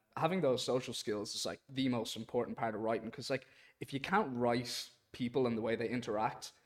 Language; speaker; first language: English; native; English